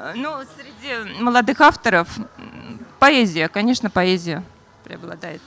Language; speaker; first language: Russian; non-native, local second language; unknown